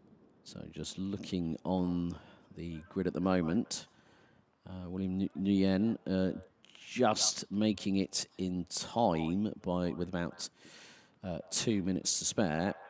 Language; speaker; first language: English; non-native, fluent; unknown